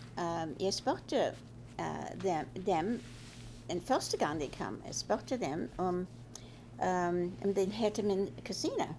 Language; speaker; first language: Norwegian; early bilingual, heritage; Norwegian